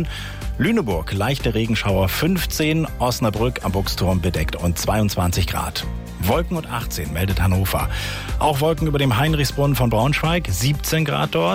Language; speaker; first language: German; native; German